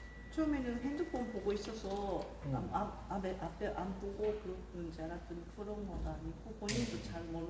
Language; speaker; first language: Korean; non-native, fluent; Japanese